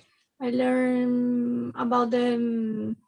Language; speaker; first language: English; non-native, learner; Spanish